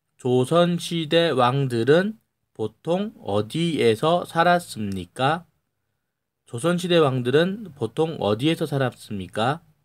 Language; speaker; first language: Korean; native; Korean